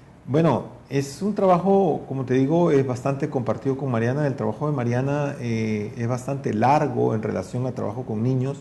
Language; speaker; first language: Spanish; native; Spanish